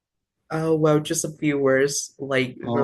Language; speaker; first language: English; non-native, learner; Vietnamese